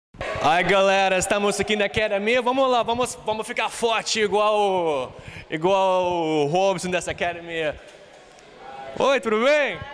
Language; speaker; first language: Portuguese; non-native, fluent; English